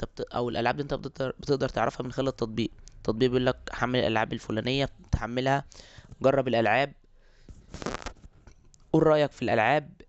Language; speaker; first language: Arabic; native; Arabic